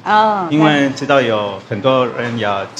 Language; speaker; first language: Chinese; non-native, learner; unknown